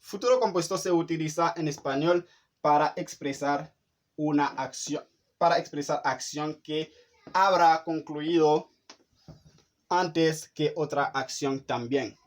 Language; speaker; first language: Spanish; non-native, fluent; Haitian Creole